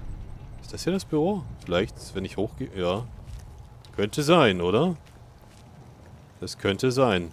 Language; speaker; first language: German; native; German